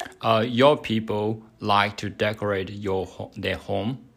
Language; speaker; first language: English; non-native, learner; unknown